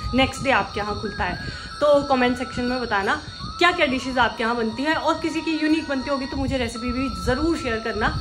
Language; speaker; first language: Hindi; native; Hindi